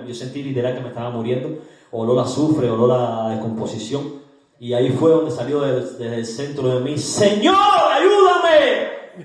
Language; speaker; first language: Spanish; native; Spanish